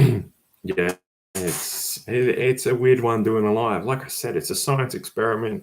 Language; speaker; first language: English; native; English